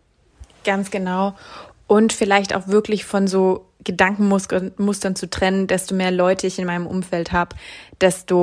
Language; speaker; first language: German; native; German